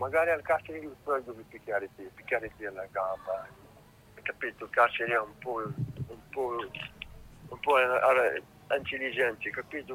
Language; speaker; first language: Italian; non-native, learner; Arabic